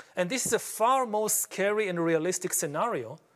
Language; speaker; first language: English; non-native, fluent; Hebrew